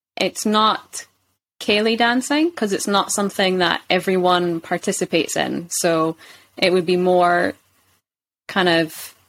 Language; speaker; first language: English; native; English